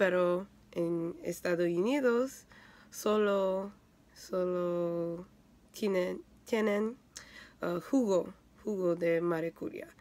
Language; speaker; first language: Spanish; non-native, learner; English